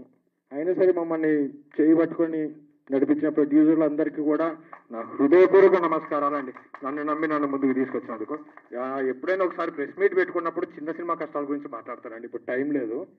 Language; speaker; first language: Telugu; native; Telugu